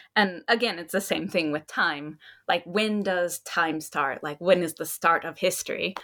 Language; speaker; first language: English; native; English